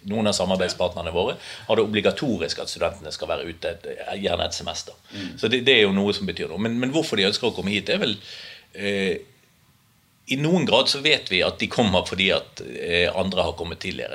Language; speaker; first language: Norwegian; native; Norwegian